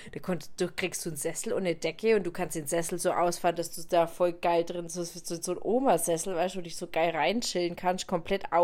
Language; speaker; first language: German; native; German